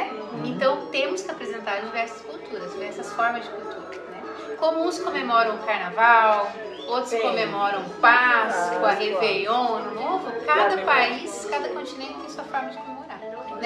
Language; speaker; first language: Portuguese; native; Portuguese